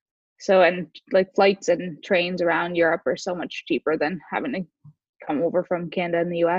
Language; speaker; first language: English; native; English